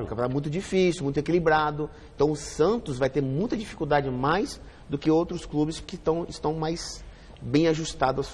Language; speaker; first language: Portuguese; native; Portuguese